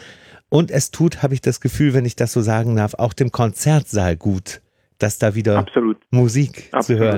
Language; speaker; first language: German; native; German